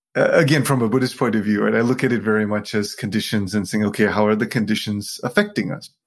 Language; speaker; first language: English; non-native, local second language; Sinhala